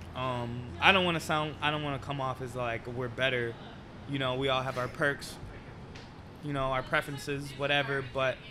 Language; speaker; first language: English; native; English